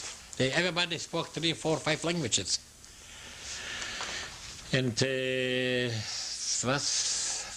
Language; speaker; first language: English; non-native, learner; Yiddish